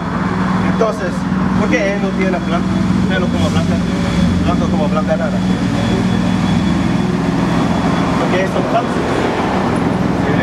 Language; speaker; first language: Spanish; non-native, fluent; English